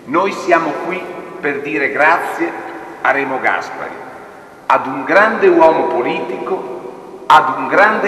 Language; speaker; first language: Italian; native; Italian